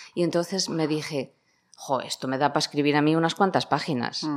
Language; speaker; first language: Spanish; native; Spanish